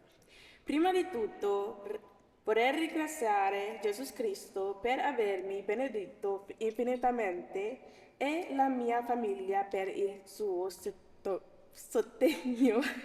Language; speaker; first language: Italian; non-native, learner; English